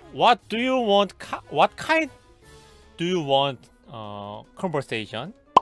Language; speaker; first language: English; non-native, learner; Korean